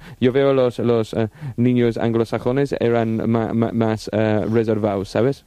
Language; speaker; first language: Spanish; non-native, fluent; English